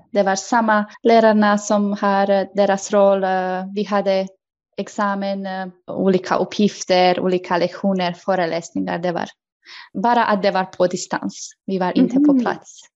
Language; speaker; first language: Swedish; non-native, fluent; Croatian